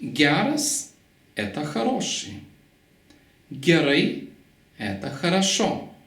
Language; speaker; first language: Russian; non-native, local second language; Lithuanian